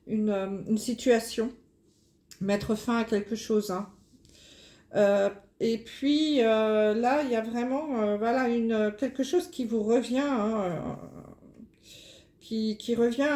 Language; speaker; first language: French; native; French